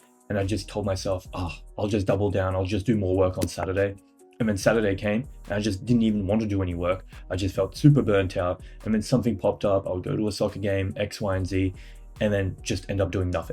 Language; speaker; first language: English; native; English